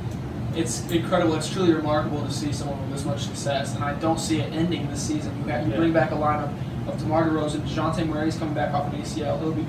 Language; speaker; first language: English; native; English